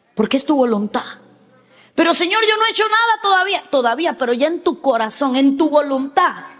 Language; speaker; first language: Spanish; native; Spanish